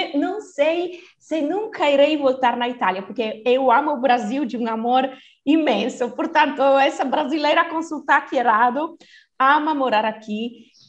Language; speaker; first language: Portuguese; non-native, fluent; Italian